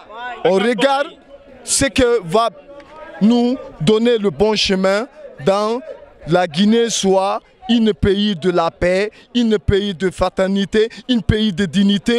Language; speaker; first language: French; non-native, local second language; Fula